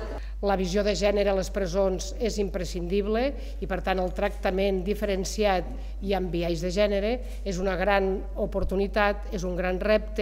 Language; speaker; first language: Catalan; native; Catalan